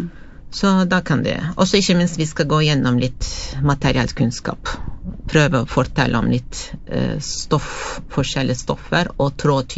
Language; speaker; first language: Norwegian; non-native, fluent; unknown